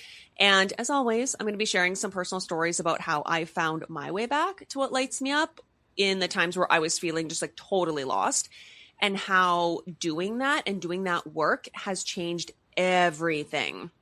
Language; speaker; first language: English; native; English